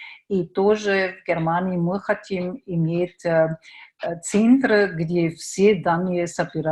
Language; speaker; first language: Russian; non-native, fluent; German